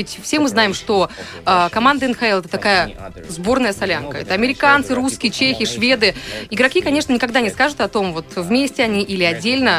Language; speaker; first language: Russian; native; Russian